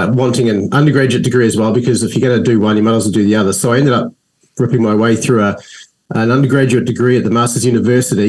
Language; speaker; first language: English; native; English